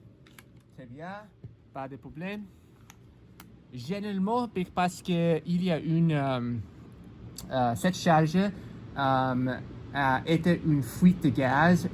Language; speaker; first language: French; non-native, learner; English